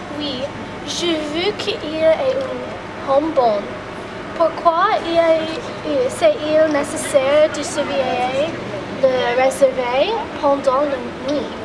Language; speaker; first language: French; non-native, learner; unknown